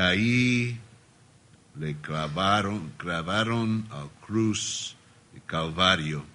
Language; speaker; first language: Spanish; non-native, learner; Portuguese